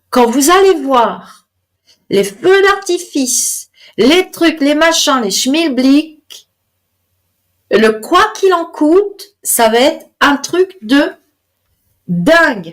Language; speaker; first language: French; native; French